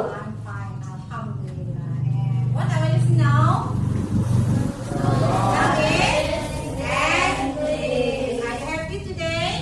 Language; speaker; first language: English; non-native, learner; Indonesian